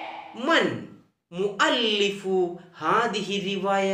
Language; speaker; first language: Arabic; non-native, fluent; Malayalam